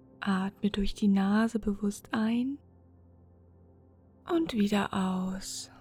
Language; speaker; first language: German; native; German